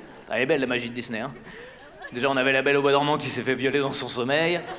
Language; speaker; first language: French; native; French